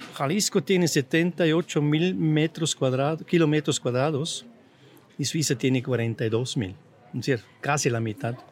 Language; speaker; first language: Spanish; non-native, fluent; Swiss German